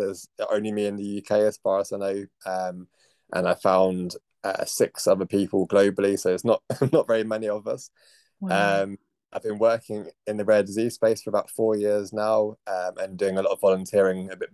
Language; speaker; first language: English; native; English